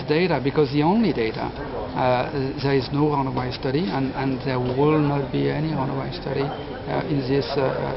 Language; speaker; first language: English; non-native, fluent; French